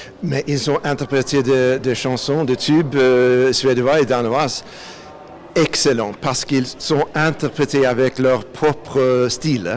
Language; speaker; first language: French; non-native, fluent; Swedish